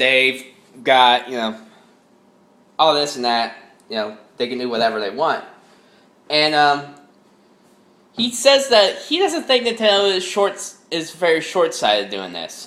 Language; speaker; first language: English; native; English